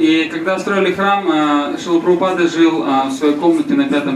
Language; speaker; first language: Russian; native; Russian